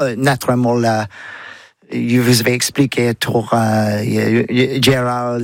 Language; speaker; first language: French; non-native, learner; English